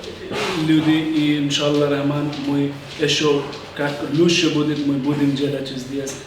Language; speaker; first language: Russian; non-native, learner; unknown